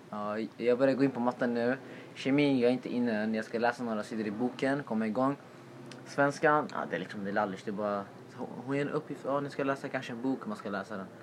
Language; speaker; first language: Swedish; native; Swedish